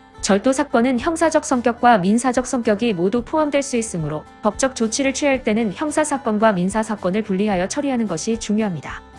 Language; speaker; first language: Korean; native; Korean